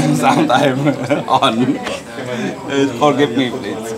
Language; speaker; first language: English; non-native, learner; Balinese